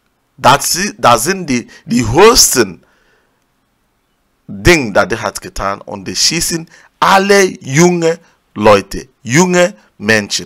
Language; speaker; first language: German; non-native, learner; Igbo